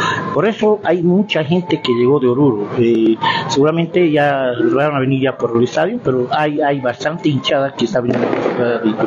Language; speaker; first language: Spanish; native; Spanish